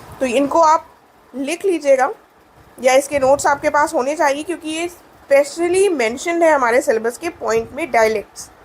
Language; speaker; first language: Hindi; native; Hindi